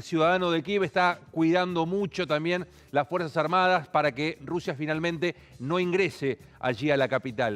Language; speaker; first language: Spanish; native; Spanish